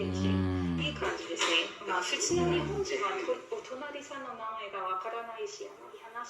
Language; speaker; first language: Japanese; non-native, fluent; English